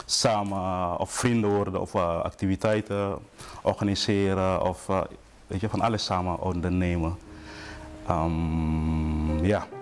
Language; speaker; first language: Dutch; non-native, fluent; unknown